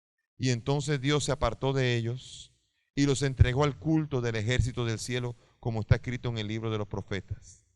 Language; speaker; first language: Spanish; native; Spanish